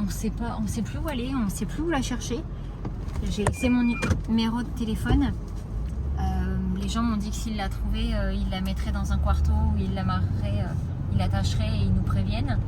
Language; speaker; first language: French; native; French